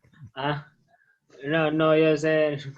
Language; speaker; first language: Spanish; non-native, learner; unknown